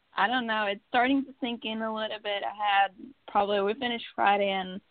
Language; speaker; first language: English; non-native, fluent; Swedish